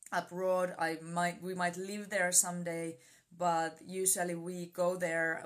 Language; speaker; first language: English; non-native, fluent; Finnish